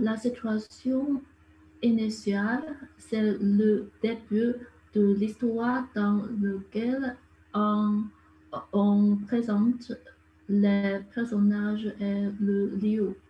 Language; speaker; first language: French; non-native, learner; Chinese